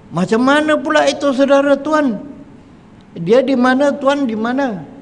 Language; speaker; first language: Malay; native; Malay